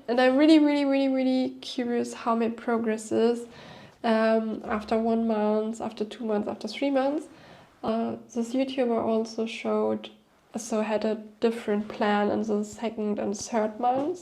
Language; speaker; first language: English; non-native, fluent; German